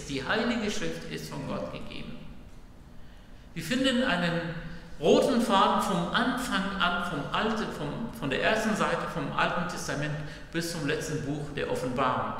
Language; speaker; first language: German; non-native, fluent; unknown